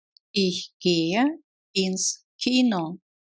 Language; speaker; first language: German; non-native, fluent; Russian